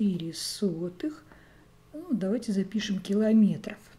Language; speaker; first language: Russian; native; Russian